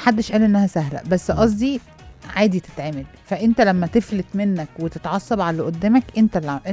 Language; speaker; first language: Arabic; native; Arabic